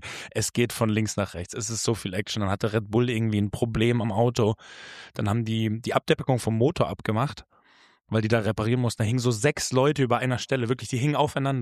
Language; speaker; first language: German; native; German